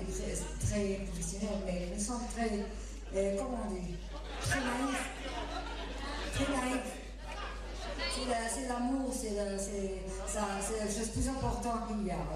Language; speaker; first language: French; non-native, fluent; Portuguese